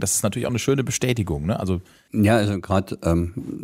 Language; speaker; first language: German; native; German